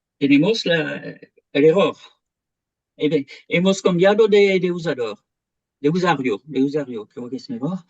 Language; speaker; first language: Spanish; non-native, fluent; French